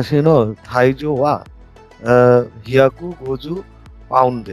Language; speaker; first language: Japanese; non-native, learner; Bangla